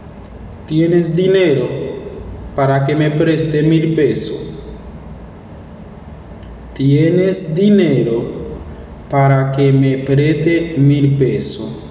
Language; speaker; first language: Spanish; non-native, learner; Haitian Creole